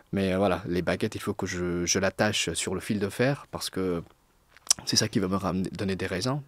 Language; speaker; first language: French; non-native, fluent; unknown